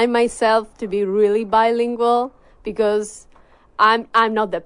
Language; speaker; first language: English; non-native, fluent; Italian